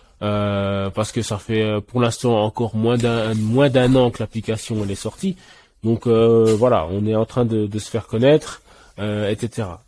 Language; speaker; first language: French; early bilingual, other home language; Haitian Creole